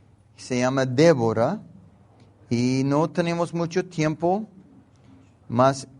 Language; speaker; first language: Spanish; non-native, learner; English